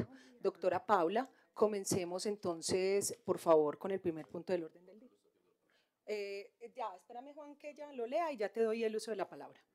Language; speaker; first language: Spanish; native; Spanish